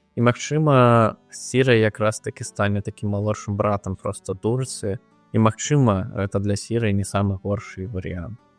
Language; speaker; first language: Belarusian; non-native, local second language; Russian